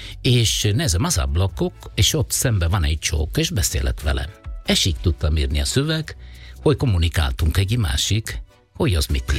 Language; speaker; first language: Hungarian; non-native, fluent; Italian